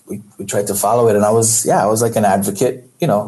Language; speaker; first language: English; native; English